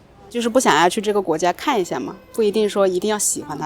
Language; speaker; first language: Chinese; native; Chinese